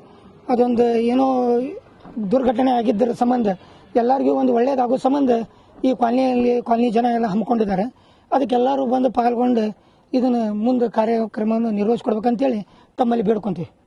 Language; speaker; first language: Kannada; native; Kannada